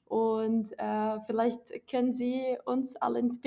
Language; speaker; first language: German; non-native, fluent; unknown